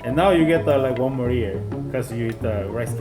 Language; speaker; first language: English; non-native, fluent; Korean